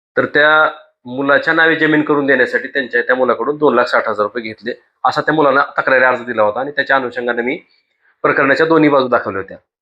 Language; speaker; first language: Marathi; native; Marathi